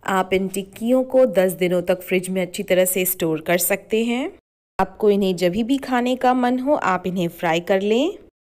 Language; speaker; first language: Hindi; native; Hindi